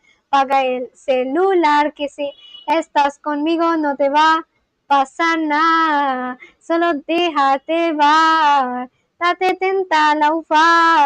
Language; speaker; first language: Spanish; non-native, learner; Bangla